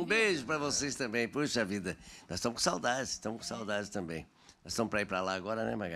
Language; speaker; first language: Portuguese; native; Portuguese